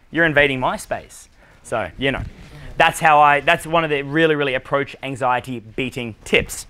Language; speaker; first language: English; native; English